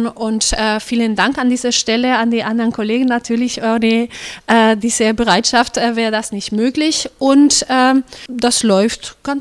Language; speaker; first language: German; non-native, fluent; Spanish